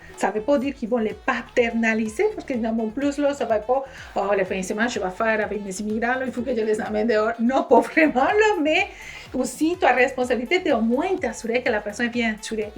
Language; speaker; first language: French; non-native, fluent; Spanish